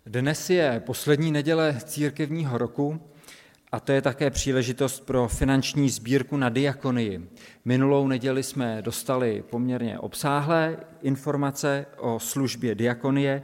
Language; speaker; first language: Czech; native; Czech